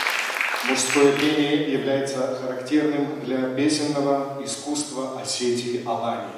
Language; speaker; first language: Russian; native; Russian